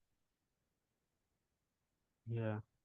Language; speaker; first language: German; non-native, learner; Portuguese